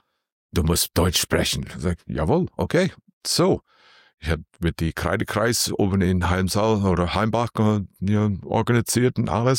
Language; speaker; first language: German; non-native, learner; English